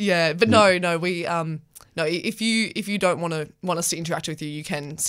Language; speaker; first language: English; native; English